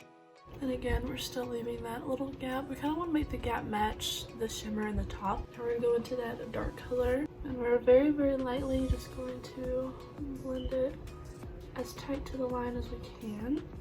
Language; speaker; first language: English; native; English